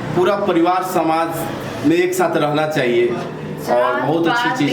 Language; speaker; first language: Hindi; native; Hindi